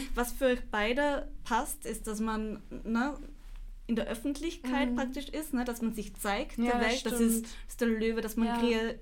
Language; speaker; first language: German; native; German